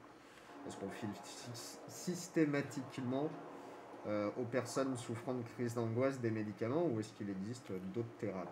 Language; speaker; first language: French; native; French